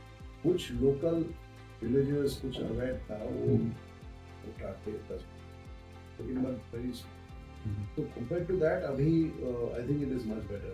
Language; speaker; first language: Hindi; non-native, local second language; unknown